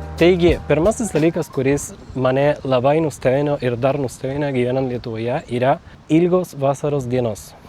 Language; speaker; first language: Lithuanian; non-native, fluent; Spanish